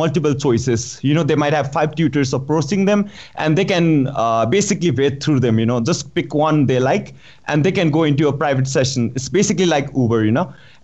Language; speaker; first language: English; non-native, local second language; Nepali